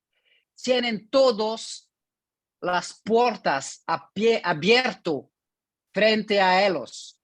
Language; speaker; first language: Spanish; non-native, learner; French